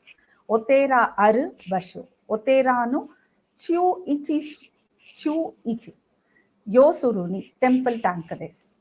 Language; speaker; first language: Japanese; non-native, fluent; Tamil